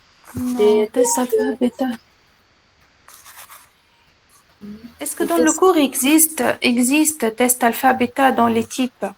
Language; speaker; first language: French; non-native, local second language; Arabic